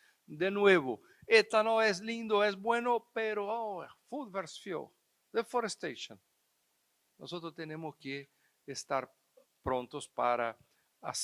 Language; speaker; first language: Spanish; non-native, fluent; Portuguese